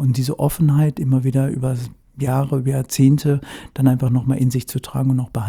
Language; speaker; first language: German; native; German